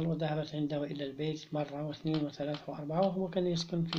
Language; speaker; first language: Arabic; native; Arabic